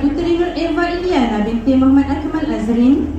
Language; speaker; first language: Malay; native; Malay